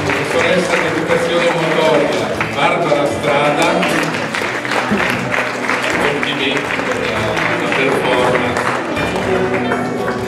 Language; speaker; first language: Italian; native; Italian